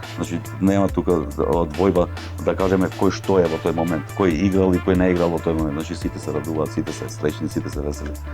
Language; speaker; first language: Macedonian; non-native, local second language; Albanian